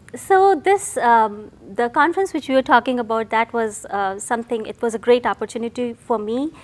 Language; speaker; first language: English; non-native, local second language; Hindi